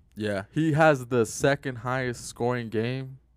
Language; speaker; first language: English; native; English